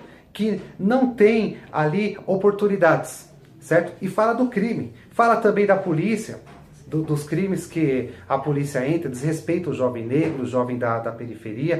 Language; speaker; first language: Portuguese; native; Portuguese